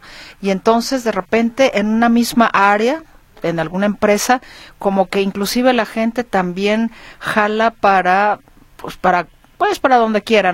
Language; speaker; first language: Spanish; native; Spanish